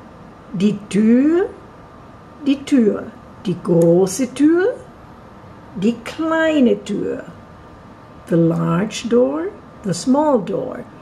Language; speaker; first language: German; non-native, fluent; Portuguese